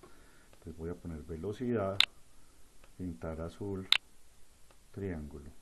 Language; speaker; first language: Spanish; native; Spanish